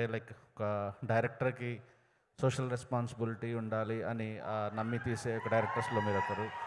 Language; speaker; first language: Telugu; non-native, learner; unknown